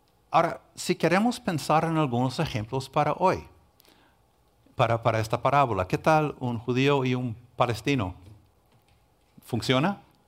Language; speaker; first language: Spanish; non-native, fluent; English